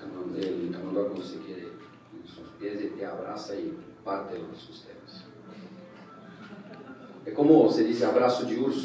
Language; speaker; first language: Spanish; non-native, learner; Portuguese